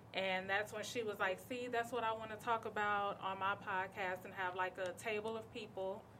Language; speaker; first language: English; native; English